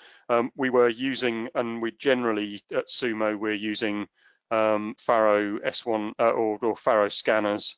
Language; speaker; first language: English; native; English